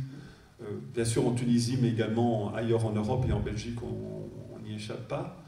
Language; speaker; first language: French; native; French